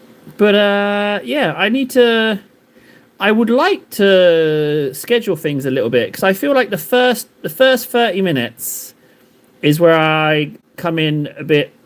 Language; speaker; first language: English; native; English